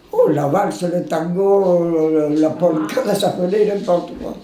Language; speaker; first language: French; non-native, local second language; Occitan